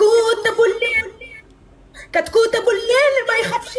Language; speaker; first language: English; non-native, learner; Arabic